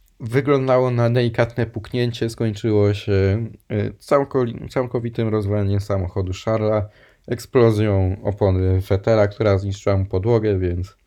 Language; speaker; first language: Polish; native; Polish